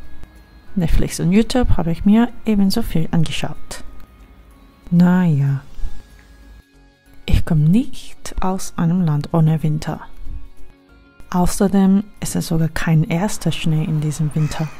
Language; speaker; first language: German; non-native, fluent; Korean